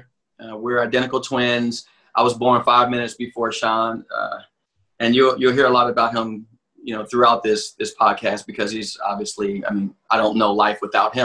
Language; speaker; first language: English; native; English